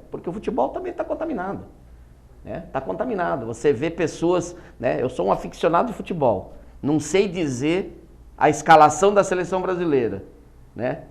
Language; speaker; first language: Portuguese; native; Portuguese